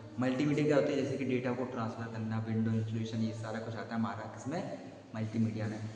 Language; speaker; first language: Hindi; native; Hindi